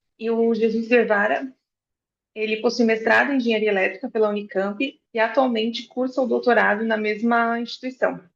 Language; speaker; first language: Portuguese; native; Portuguese